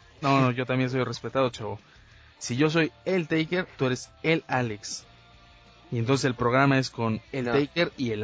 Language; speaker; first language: Spanish; native; Spanish